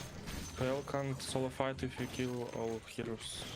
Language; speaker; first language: English; non-native, learner; Russian